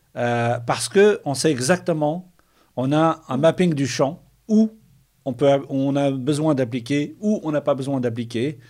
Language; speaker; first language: French; non-native, local second language; Arabic